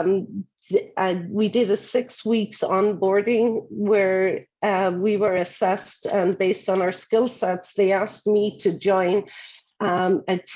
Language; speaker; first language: English; native; English